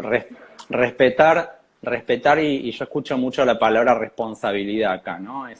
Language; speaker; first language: Spanish; native; Spanish